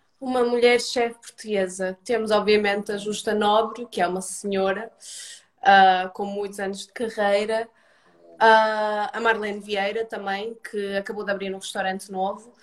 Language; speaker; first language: Portuguese; early bilingual, other home language; Russian